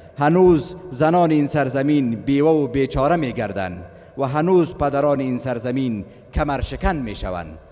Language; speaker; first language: Persian; native; Persian